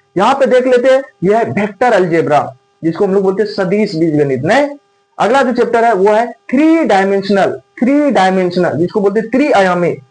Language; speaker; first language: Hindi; native; Hindi